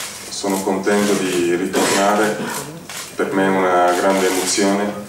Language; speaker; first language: Italian; non-native, fluent; Turkish